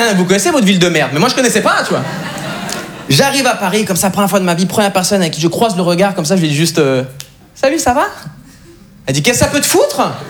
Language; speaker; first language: French; native; French